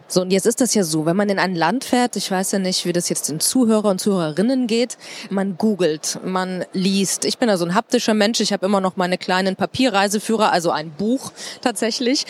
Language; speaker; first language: German; native; German